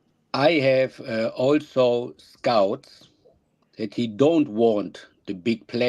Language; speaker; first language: English; non-native, learner; German